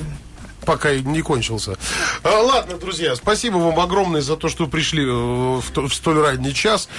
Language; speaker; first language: Russian; native; Russian